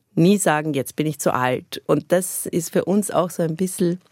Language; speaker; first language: German; native; German